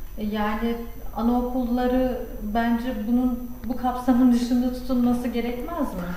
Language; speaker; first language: Turkish; native; Turkish